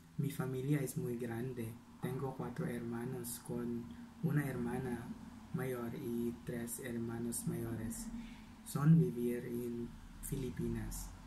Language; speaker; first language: Spanish; non-native, learner; Filipino